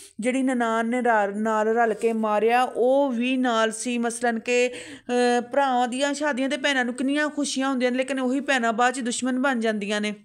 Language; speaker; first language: Punjabi; native; Punjabi